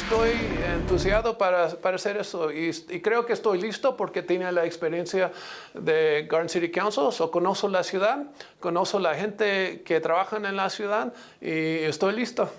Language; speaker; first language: Spanish; non-native, learner; English